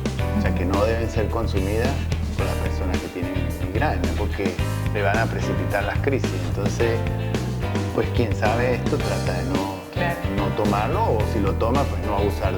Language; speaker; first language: Spanish; native; Spanish